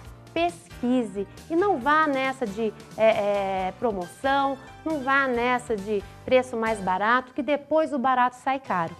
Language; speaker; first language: Portuguese; native; Portuguese